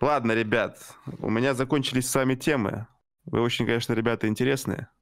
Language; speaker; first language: Russian; native; Russian